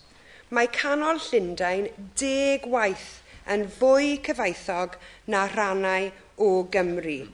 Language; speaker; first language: Welsh; non-native, local second language; English